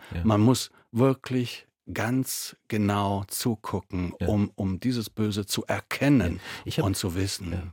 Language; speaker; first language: German; non-native, fluent; Italian